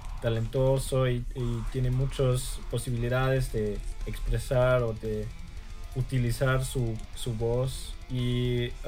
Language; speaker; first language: Spanish; early bilingual, heritage; German